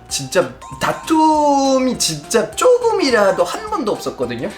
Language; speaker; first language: Korean; non-native, fluent; French